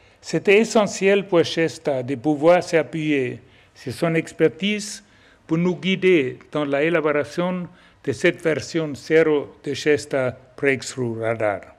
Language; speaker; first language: French; non-native, fluent; German